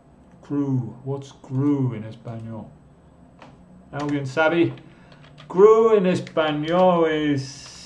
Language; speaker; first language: Spanish; non-native, fluent; English